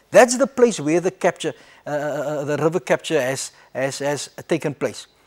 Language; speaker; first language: English; non-native, local second language; Afrikaans